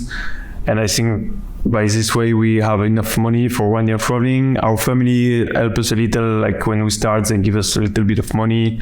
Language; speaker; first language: English; non-native, fluent; French